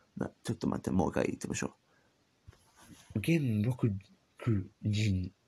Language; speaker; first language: Japanese; non-native, learner; English